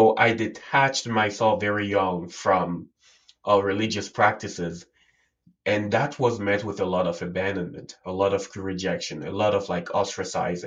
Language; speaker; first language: English; non-native, local second language; French